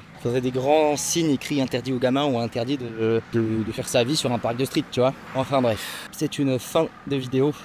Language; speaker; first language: French; native; French